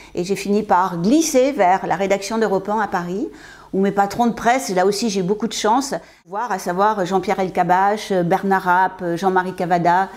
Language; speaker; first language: French; native; French